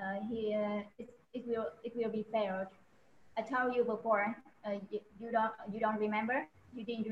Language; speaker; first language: English; non-native, learner; Vietnamese